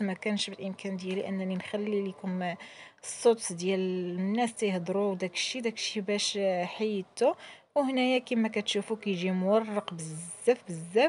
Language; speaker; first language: Arabic; native; Arabic